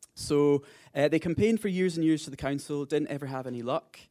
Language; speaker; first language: English; native; English